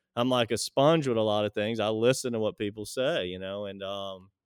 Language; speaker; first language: English; native; English